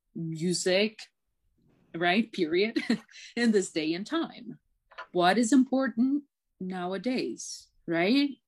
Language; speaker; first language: English; non-native, fluent; Portuguese